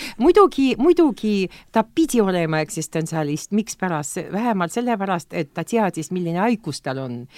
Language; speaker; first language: Estonian; non-native, local second language; Russian